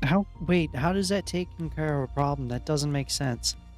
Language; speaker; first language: English; native; English